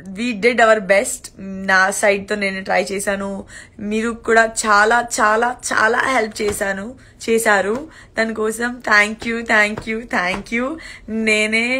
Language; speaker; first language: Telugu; non-native, learner; Gujarati